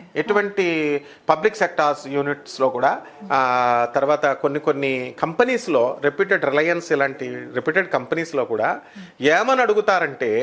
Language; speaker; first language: Telugu; native; Telugu